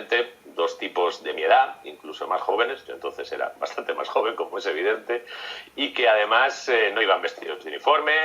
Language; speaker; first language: Spanish; native; Spanish